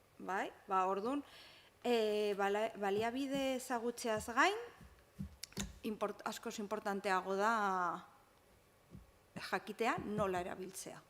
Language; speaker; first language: Basque; non-native, local second language; Spanish